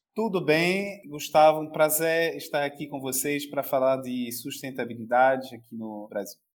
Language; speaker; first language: Portuguese; non-native, fluent; French